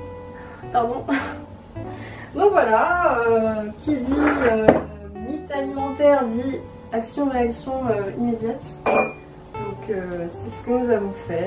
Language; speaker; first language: French; native; French